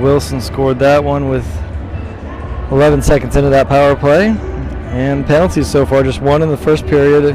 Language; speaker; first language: English; native; English